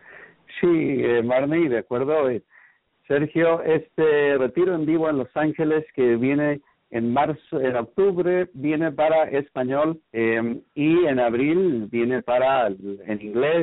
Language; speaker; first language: Spanish; native; Spanish